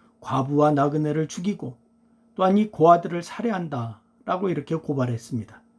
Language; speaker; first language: Korean; native; Korean